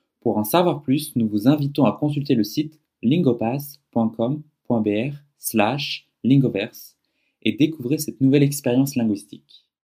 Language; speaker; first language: French; native; French